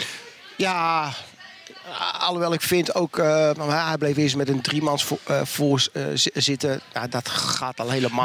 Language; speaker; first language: Dutch; native; Dutch